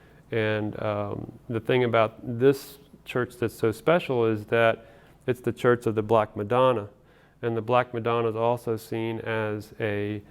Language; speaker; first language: English; early bilingual, other home language; Spanish